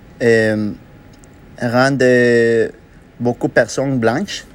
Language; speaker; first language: French; non-native, learner; Spanish